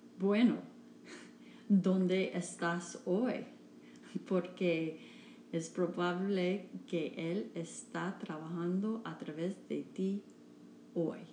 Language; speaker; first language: Spanish; non-native, learner; English